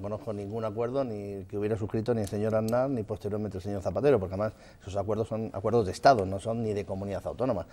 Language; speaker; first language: Spanish; native; Spanish